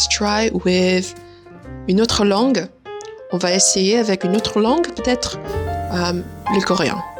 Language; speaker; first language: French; non-native, learner; Vietnamese